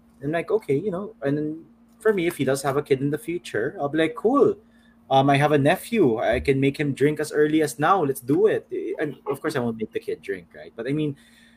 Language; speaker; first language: English; non-native, local second language; Filipino